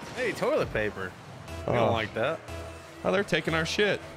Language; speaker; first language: English; native; English